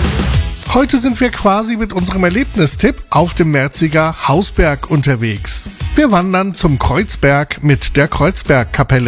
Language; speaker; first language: German; native; German